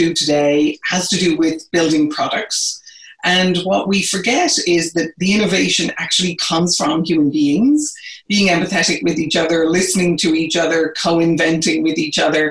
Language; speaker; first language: English; native; English